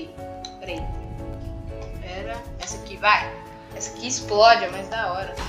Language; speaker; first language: Portuguese; native; Portuguese